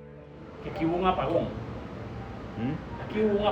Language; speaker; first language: Spanish; native; Spanish